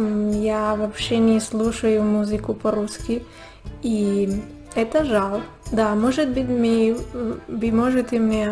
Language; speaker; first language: Russian; non-native, learner; Spanish